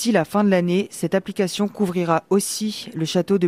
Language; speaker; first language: French; native; French